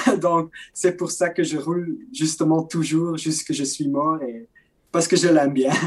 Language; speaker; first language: French; non-native, local second language; Dutch